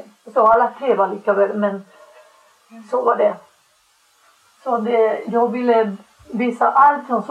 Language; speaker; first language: Swedish; non-native, fluent; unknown